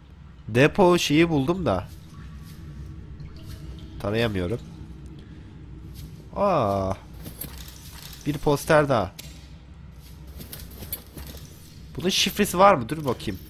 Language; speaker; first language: Turkish; native; Turkish